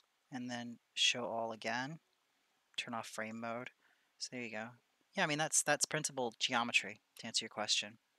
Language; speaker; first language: English; native; English